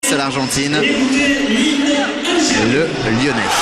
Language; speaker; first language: French; native; French